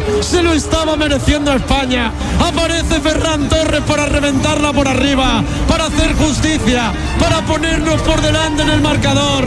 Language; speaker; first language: Spanish; native; Spanish